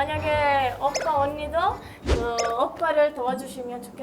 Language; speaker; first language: Korean; early bilingual, other home language; Italian